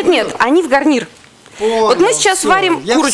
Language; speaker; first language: Russian; native; Russian